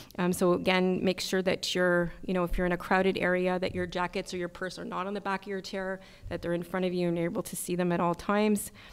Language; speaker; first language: English; native; English